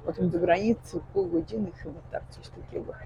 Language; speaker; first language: Polish; non-native, fluent; Russian